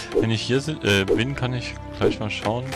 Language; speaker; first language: German; native; German